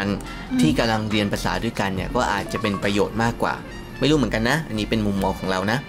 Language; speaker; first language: Thai; native; Thai